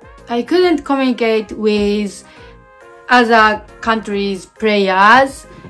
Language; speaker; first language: English; non-native, learner; Japanese